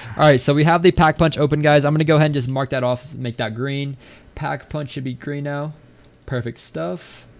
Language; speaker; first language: English; native; English